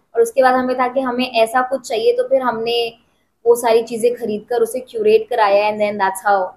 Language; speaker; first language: Hindi; native; Hindi